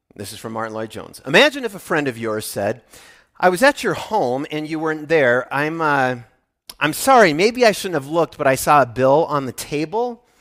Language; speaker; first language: English; native; English